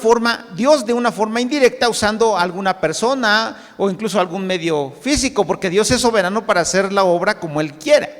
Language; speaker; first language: Spanish; native; Spanish